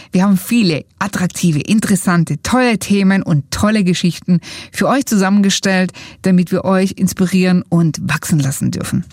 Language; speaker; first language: German; early bilingual, other home language; Italian